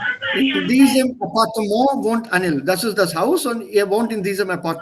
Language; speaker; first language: German; non-native, fluent; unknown